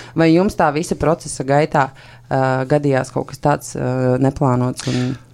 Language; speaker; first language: Latvian; native; Latvian